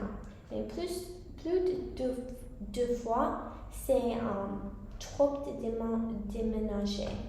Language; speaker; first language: French; non-native, learner; English